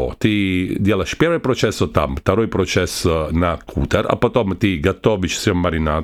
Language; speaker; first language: Russian; non-native, learner; Italian